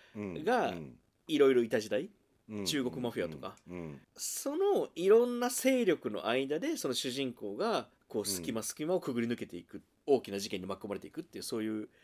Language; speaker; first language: Japanese; native; Japanese